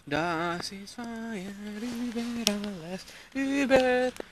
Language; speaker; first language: German; non-native, learner; Hungarian